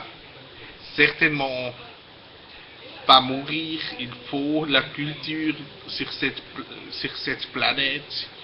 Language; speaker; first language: French; non-native, fluent; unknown